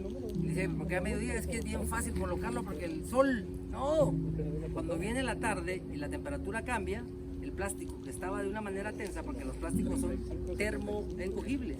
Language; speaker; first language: Spanish; native; Spanish